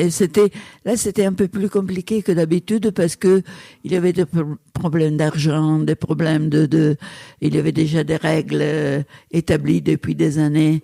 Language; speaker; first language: French; non-native, fluent; Italian